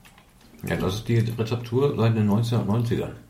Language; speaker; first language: German; native; German